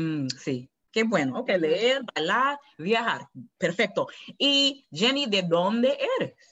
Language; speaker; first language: Spanish; non-native, learner; English